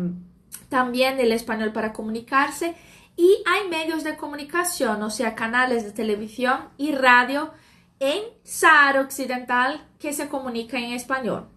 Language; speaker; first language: Spanish; non-native, fluent; Portuguese